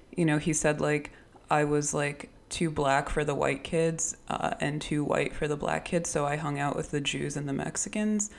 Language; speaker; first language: English; early bilingual, other home language; Russian